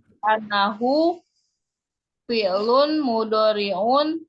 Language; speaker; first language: Arabic; non-native, learner; Indonesian